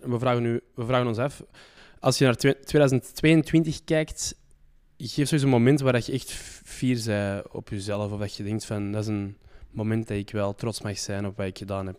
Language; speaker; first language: Dutch; native; Dutch